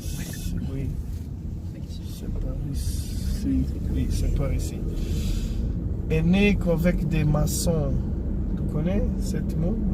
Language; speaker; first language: French; non-native, fluent; Portuguese